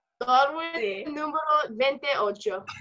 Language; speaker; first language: Spanish; non-native, learner; English